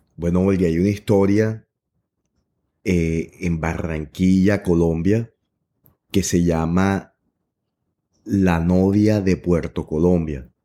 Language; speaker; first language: Spanish; native; Spanish